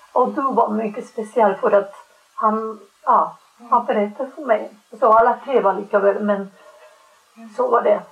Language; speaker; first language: Swedish; non-native, learner; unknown